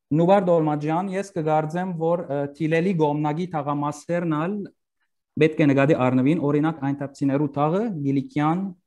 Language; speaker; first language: Armenian; native; Armenian